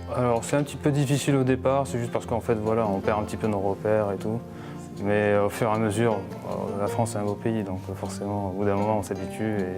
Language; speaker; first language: French; non-native, local second language; Arabic